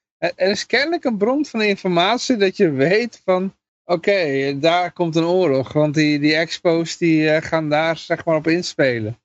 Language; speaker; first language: Dutch; native; Dutch